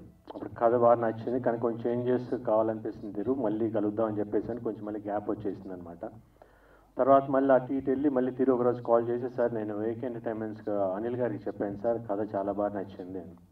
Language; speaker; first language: Telugu; native; Telugu